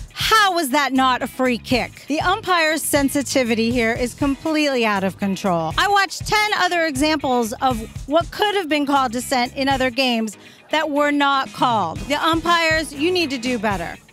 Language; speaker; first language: English; native; English